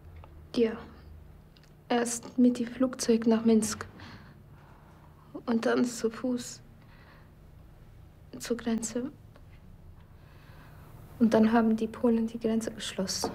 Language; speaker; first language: German; non-native, learner; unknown